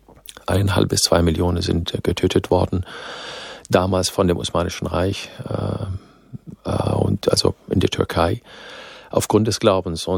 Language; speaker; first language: German; non-native, fluent; Arabic